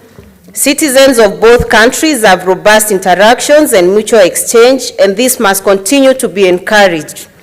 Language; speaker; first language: English; non-native, local second language; Gusii